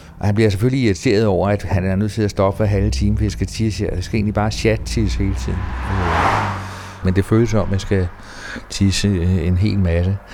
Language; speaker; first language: Danish; native; Danish